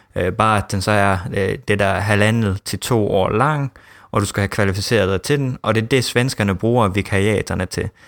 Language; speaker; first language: Danish; early bilingual, heritage; Danish